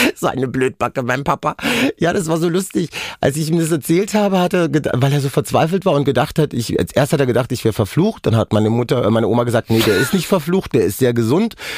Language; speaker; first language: German; non-native, local second language; Romany